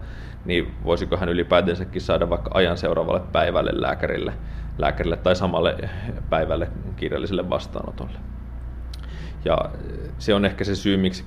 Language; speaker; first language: Finnish; native; Finnish